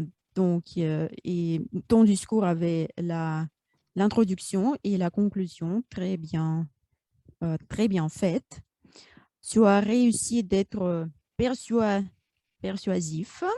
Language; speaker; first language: French; non-native, fluent; Russian